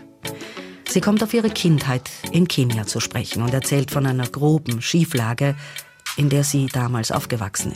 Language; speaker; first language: German; native; German